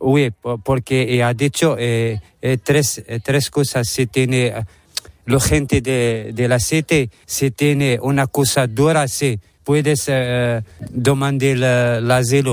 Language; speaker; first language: Spanish; non-native, learner; Arabic